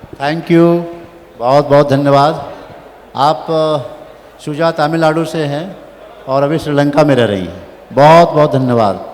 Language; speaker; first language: Hindi; native; Hindi